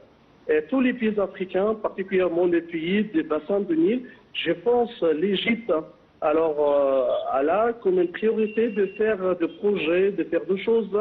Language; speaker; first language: French; non-native, fluent; Arabic